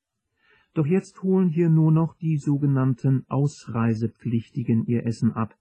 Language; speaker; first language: German; native; German